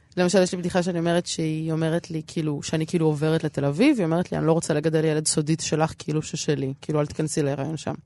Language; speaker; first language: Hebrew; early bilingual, other home language; Russian